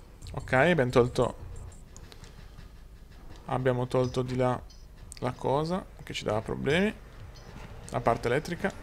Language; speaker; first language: Italian; native; Italian